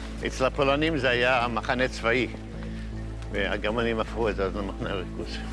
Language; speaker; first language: Hebrew; non-native, fluent; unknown